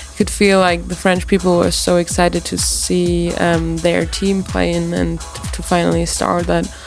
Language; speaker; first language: English; non-native, fluent; German